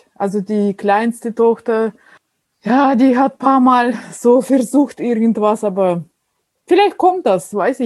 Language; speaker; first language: German; non-native, fluent; Russian